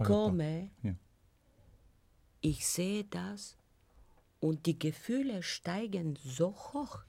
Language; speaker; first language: German; non-native, fluent; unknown